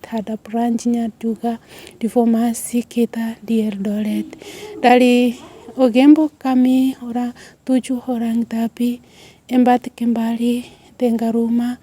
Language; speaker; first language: Indonesian; non-native, learner; Swahili